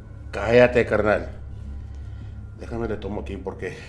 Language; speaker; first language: Spanish; early bilingual, heritage; Spanish